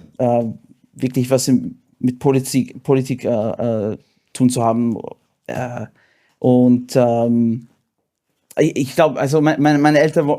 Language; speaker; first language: German; non-native, fluent; English